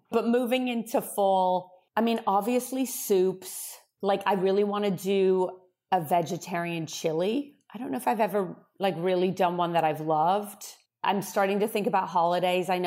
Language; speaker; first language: English; native; English